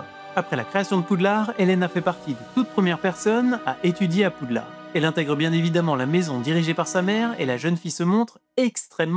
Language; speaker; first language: French; native; French